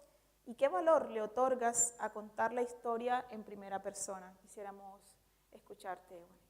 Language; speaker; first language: Spanish; native; Spanish